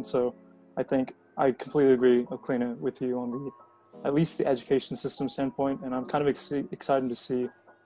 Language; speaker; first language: English; early bilingual, other home language; Korean